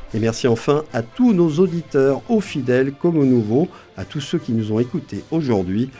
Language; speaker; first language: French; native; French